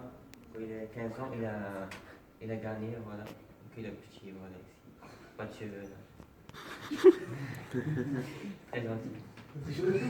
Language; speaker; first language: French; non-native, fluent; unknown